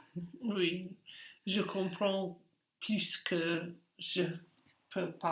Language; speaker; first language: French; non-native, learner; English